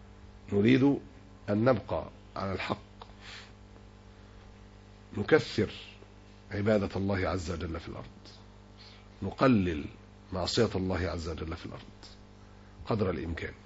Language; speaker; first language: Arabic; native; Arabic